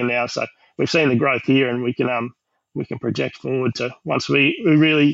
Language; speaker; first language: English; native; English